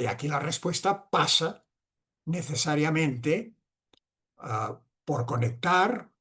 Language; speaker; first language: Spanish; non-native, local second language; Catalan